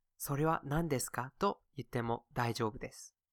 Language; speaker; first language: Japanese; non-native, fluent; English